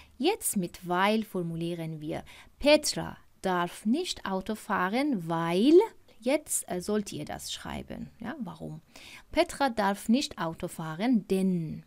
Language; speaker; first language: German; non-native, fluent; Persian